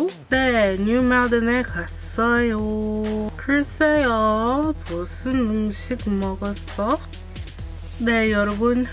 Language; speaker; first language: Korean; non-native, learner; English